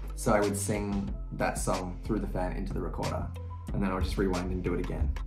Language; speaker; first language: English; native; English